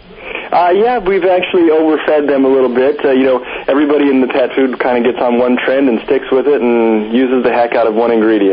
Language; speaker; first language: English; native; English